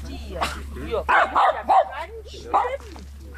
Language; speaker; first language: German; native; German